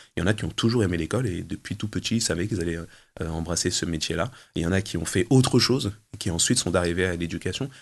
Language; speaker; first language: French; early bilingual, other home language; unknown